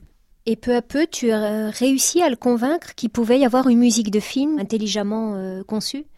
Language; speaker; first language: French; native; French